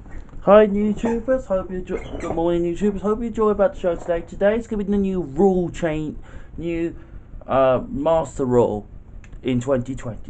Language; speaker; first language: English; native; English